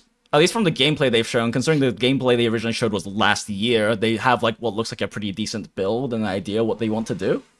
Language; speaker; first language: English; native; English